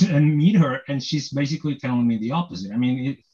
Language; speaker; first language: English; non-native, fluent; Norwegian